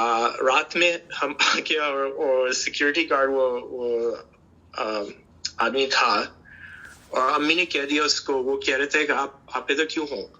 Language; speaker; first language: Hindi; early bilingual, heritage; Hindi